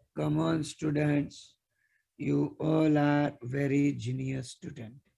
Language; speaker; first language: English; non-native, local second language; Gujarati